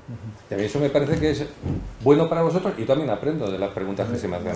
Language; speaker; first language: Spanish; native; Spanish